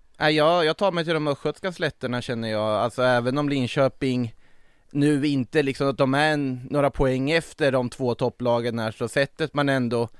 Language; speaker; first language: Swedish; native; Swedish